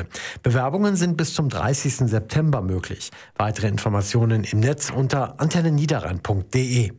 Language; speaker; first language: German; native; German